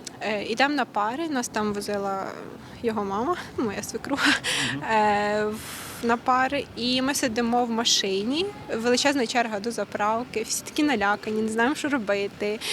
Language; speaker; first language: Ukrainian; native; Ukrainian